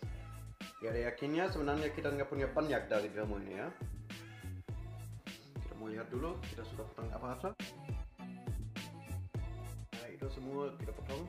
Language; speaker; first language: Indonesian; non-native, fluent; German